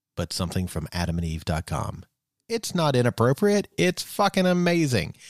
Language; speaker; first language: English; native; English